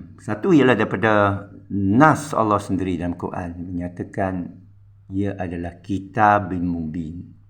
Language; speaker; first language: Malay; non-native, local second language; Min Nan Chinese